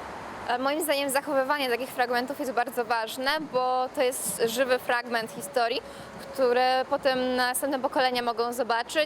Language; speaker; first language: Polish; native; Polish